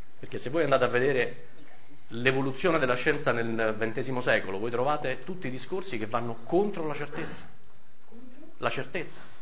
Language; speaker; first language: Italian; native; Italian